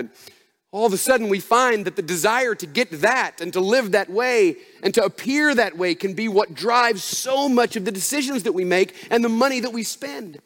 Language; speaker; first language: English; native; English